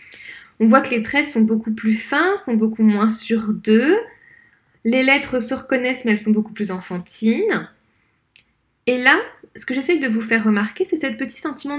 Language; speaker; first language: French; native; French